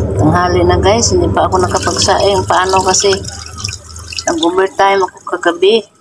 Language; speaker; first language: Filipino; non-native, local second language; Cebuano